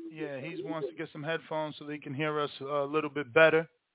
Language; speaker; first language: English; early bilingual, other home language; Spanish